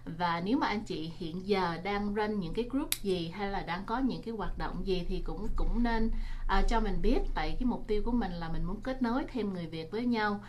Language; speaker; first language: Vietnamese; early bilingual, heritage; Vietnamese